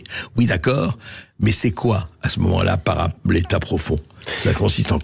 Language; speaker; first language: French; native; French